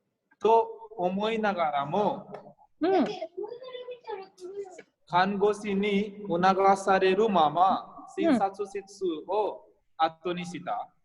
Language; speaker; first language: Japanese; non-native, fluent; Hindi